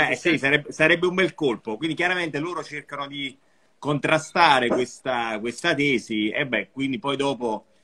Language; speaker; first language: Italian; native; Italian